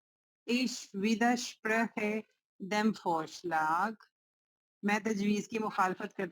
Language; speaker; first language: German; non-native, learner; Urdu